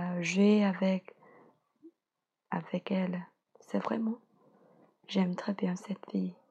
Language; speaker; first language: French; non-native, learner; Chinese